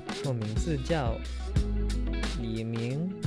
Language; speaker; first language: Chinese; non-native, learner; English